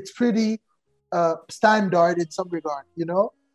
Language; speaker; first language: English; non-native, local second language; French